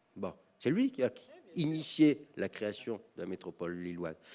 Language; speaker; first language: French; native; French